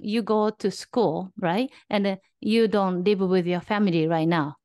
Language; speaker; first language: English; non-native, learner; Japanese